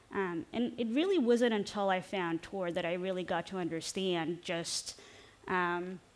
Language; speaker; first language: English; non-native, fluent; Norwegian